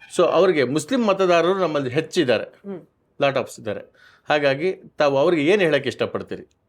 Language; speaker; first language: Kannada; native; Kannada